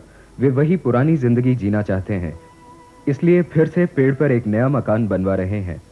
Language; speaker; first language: Hindi; native; Hindi